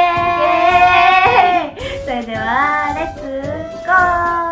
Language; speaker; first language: Japanese; native; Japanese